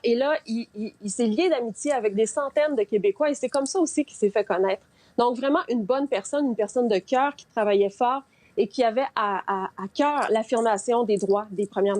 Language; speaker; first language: French; native; French